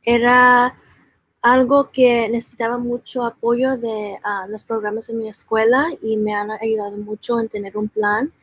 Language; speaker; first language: Spanish; early bilingual, heritage; Spanish